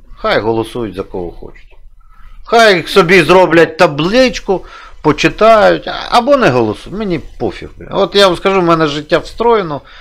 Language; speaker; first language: Ukrainian; native; Ukrainian